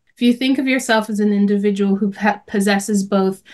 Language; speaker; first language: English; native; English